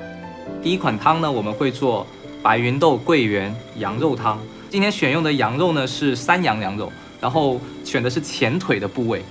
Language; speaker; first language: Chinese; native; Chinese